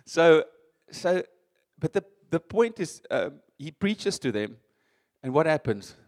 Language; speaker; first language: English; non-native, local second language; Afrikaans